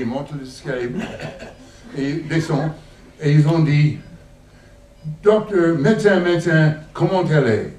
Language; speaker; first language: French; non-native, learner; English